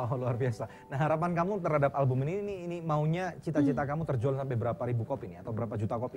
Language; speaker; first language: Indonesian; native; Indonesian